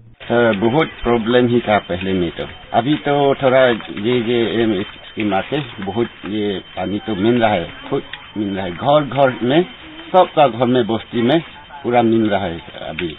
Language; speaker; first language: Hindi; non-native, local second language; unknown